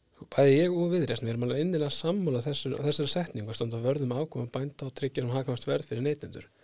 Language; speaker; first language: Icelandic; native; Icelandic